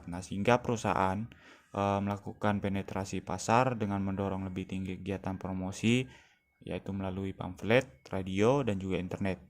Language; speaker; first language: Indonesian; native; Indonesian